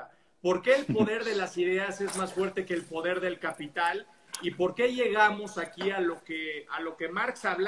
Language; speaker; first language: Spanish; native; Spanish